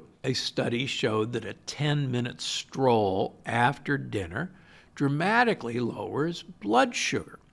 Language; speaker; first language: English; native; English